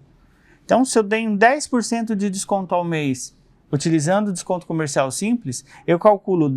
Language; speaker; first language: Portuguese; native; Portuguese